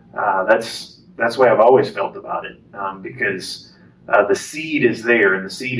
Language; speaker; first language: English; native; English